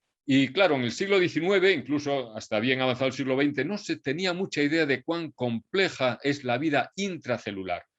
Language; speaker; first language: Spanish; native; Spanish